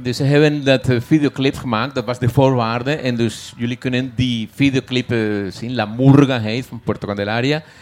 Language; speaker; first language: Dutch; non-native, fluent; Spanish